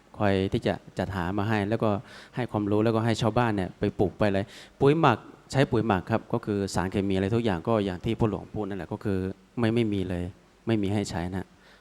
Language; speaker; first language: Thai; native; Thai